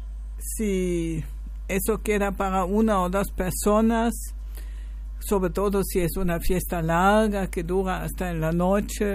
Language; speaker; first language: Spanish; non-native, fluent; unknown